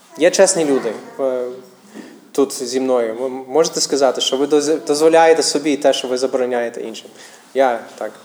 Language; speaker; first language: Ukrainian; non-native, fluent; English